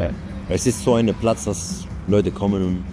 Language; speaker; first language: German; non-native, learner; Greek